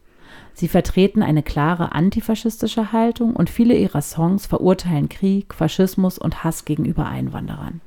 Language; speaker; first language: German; native; German